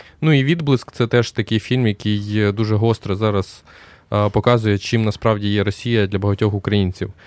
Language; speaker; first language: Ukrainian; native; Ukrainian